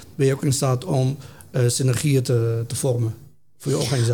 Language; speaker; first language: Dutch; native; Dutch